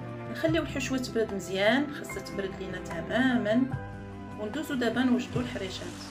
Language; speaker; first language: Arabic; native; Arabic